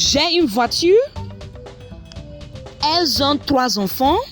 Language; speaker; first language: French; non-native, fluent; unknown